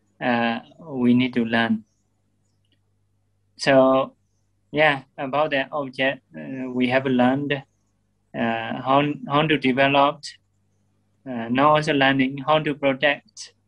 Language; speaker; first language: English; non-native, learner; Burmese